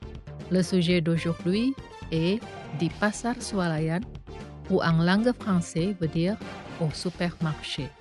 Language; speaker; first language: French; non-native, fluent; Indonesian